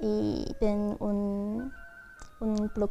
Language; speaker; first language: Spanish; non-native, learner; Chinese